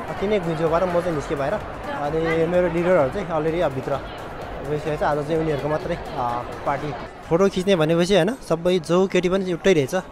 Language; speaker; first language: Nepali; non-native, local second language; Sherpa